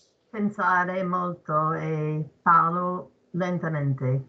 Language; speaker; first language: Italian; non-native, learner; English